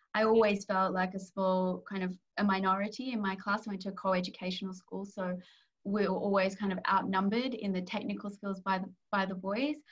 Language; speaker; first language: English; native; English